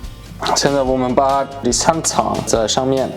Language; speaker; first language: Chinese; non-native, fluent; German